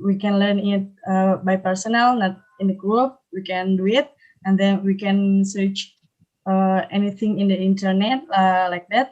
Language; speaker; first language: English; non-native, learner; Indonesian